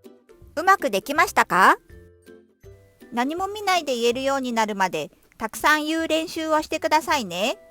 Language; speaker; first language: Japanese; non-native, fluent; Korean